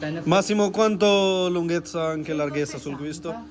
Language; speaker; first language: Italian; non-native, learner; Urdu